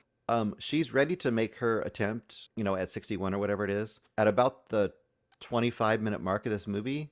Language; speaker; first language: English; native; English